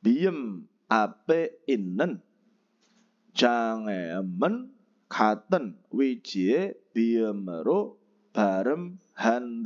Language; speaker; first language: Korean; non-native, fluent; Indonesian